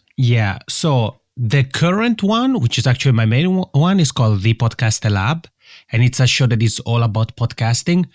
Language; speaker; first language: English; non-native, fluent; Italian